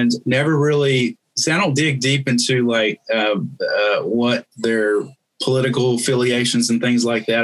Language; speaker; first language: English; native; English